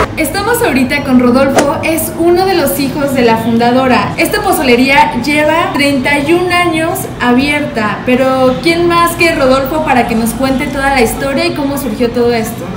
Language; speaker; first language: Spanish; native; Spanish